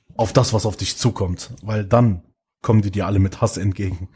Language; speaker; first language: German; native; German